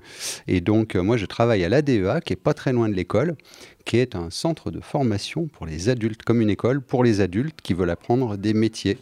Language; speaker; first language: French; native; French